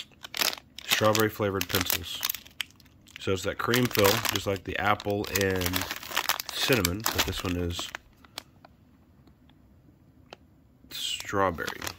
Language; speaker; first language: English; native; English